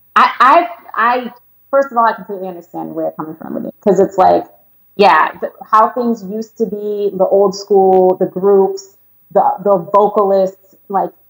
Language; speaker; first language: English; native; English